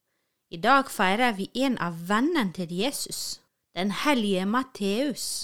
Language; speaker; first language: Norwegian; non-native, fluent; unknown